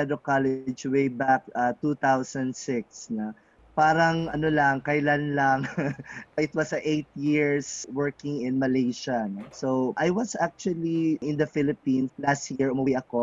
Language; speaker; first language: English; non-native, local second language; Cebuano